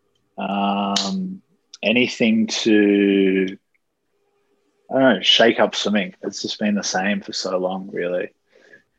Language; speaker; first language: English; native; English